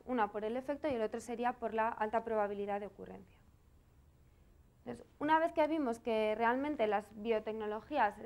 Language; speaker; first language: Spanish; native; Spanish